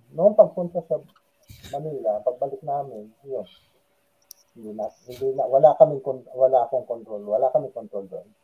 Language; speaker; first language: Filipino; non-native, local second language; Cebuano